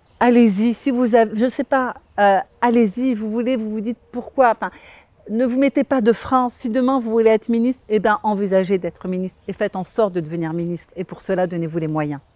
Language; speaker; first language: French; native; French